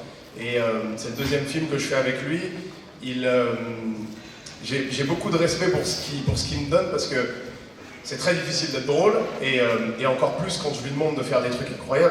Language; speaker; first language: French; native; French